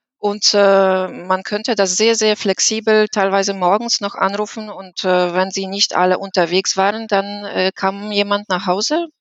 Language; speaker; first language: German; non-native, fluent; Polish